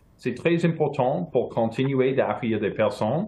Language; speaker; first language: French; non-native, local second language; English